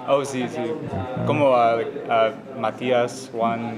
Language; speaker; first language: Spanish; non-native, learner; English